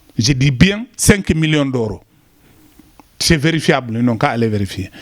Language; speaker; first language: French; non-native, local second language; Wolof